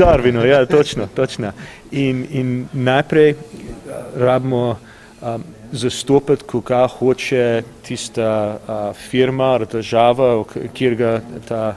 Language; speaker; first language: Slovenian; early bilingual, heritage; English